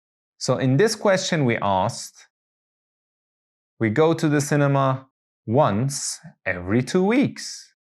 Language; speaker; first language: English; non-native, fluent; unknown